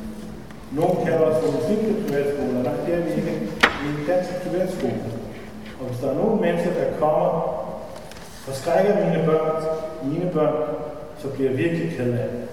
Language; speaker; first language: Danish; non-native, fluent; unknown